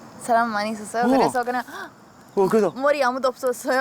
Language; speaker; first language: Korean; non-native, learner; Norwegian